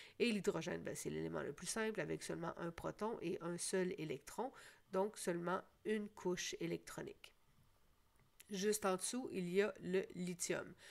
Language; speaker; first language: French; native; French